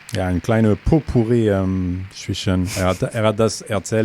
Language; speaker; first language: German; non-native, learner; French